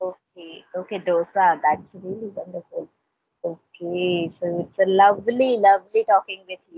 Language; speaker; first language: English; non-native, local second language; Hindi